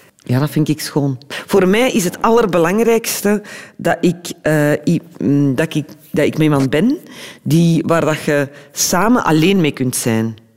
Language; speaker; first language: Dutch; early bilingual, other home language; Turkish